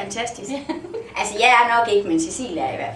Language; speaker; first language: Danish; native; Danish